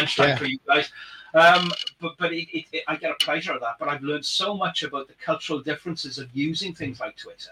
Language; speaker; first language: English; native; English